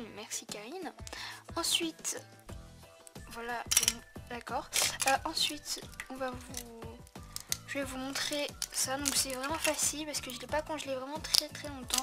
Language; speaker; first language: French; native; French